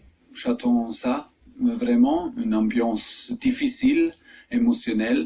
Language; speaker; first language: French; non-native, fluent; German